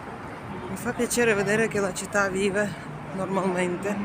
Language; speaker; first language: Italian; non-native, fluent; Ukrainian